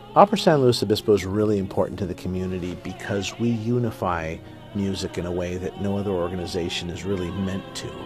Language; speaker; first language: English; native; English